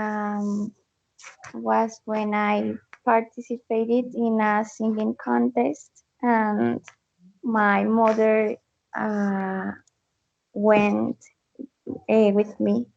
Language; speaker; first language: English; non-native, learner; Spanish